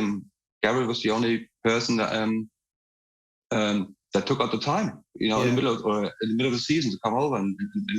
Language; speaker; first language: English; non-native, fluent; German